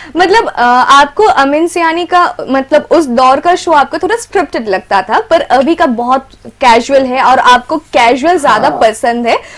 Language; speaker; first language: Hindi; non-native, local second language; Bangla